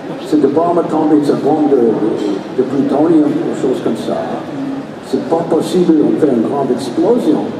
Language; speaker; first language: French; non-native, learner; English